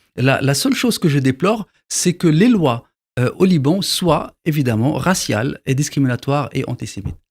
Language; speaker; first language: French; non-native, local second language; Arabic